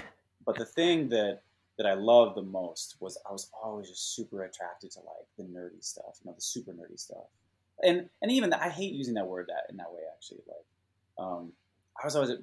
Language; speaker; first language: English; native; English